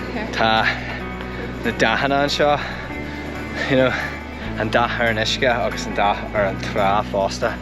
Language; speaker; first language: Irish; non-native, local second language; English